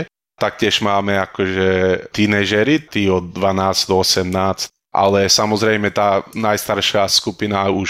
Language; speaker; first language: Slovak; early bilingual, heritage; Slovak